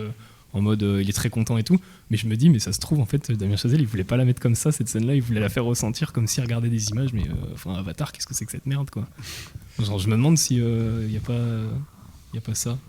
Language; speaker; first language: French; native; French